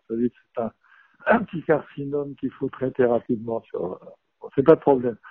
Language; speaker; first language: French; native; French